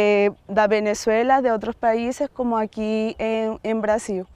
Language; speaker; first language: Portuguese; non-native, learner; Spanish